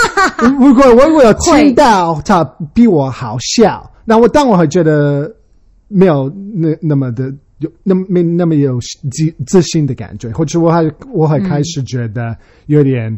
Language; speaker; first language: Chinese; early bilingual, heritage; Chinese